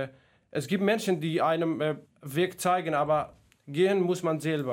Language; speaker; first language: German; non-native, fluent; Kurdish